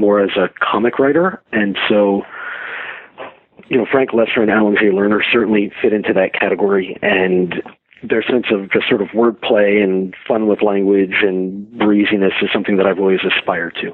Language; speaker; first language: English; native; English